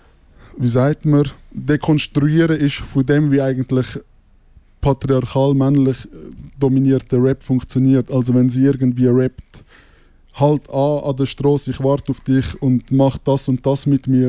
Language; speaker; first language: German; native; German